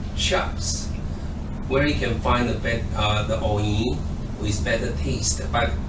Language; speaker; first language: English; non-native, fluent; Chinese